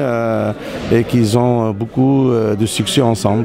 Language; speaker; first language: French; non-native, local second language; Arabic